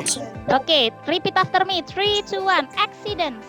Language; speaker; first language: English; non-native, fluent; Indonesian